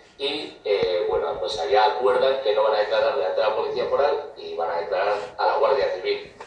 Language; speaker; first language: Spanish; native; Spanish